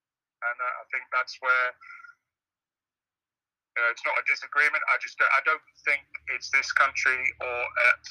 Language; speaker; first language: English; native; English